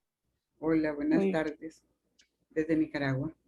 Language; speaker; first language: Spanish; non-native, local second language; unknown